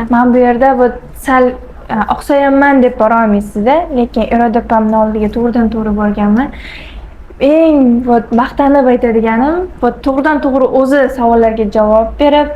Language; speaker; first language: Uzbek; non-native, local second language; Kara-Kalpak